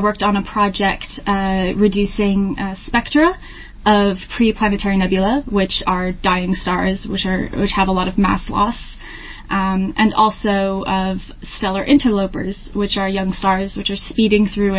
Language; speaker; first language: English; native; English